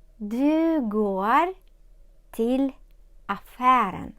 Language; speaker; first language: Swedish; non-native, fluent; Ukrainian